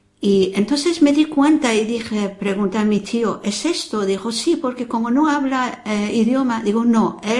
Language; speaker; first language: Spanish; non-native, fluent; Persian